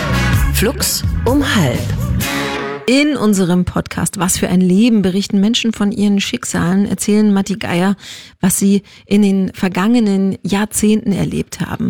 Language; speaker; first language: German; native; German